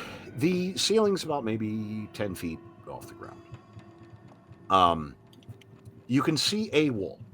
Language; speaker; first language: English; native; English